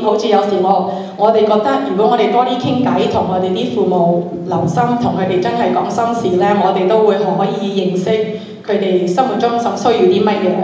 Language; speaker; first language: Cantonese; early bilingual, heritage; Cantonese